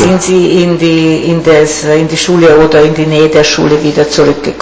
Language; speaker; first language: German; non-native, fluent; Italian